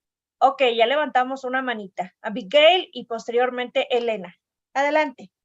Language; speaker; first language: Spanish; native; Spanish